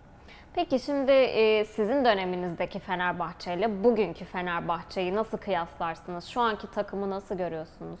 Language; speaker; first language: Turkish; native; Turkish